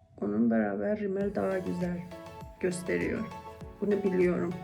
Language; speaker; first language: Turkish; non-native, learner; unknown